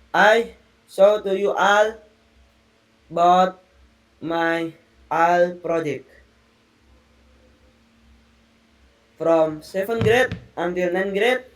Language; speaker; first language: English; non-native, learner; Indonesian